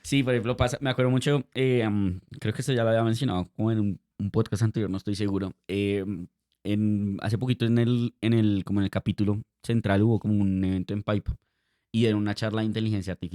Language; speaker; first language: Spanish; native; Spanish